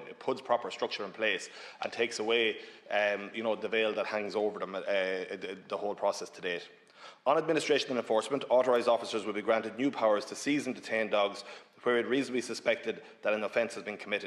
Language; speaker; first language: English; native; English